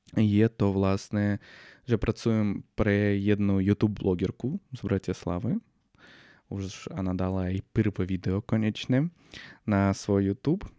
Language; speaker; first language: Slovak; non-native, fluent; Russian